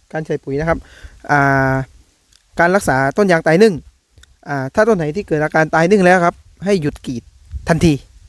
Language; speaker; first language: Thai; native; Thai